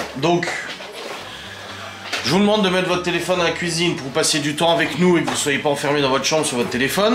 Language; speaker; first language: French; native; French